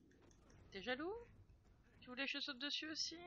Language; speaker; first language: French; native; French